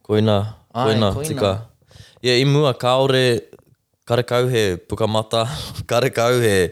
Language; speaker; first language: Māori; non-native, local second language; English